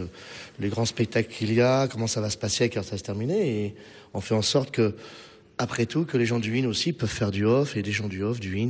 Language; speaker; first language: French; native; French